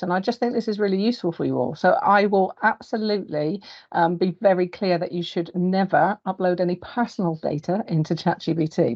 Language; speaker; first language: English; native; English